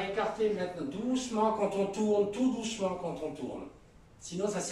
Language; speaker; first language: French; native; French